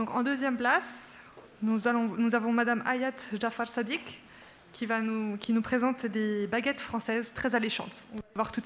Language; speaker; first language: French; native; French